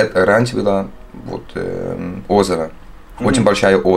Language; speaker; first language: Russian; non-native, learner; Dutch